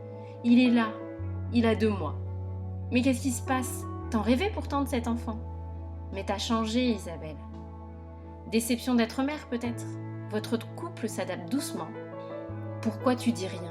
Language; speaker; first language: French; native; French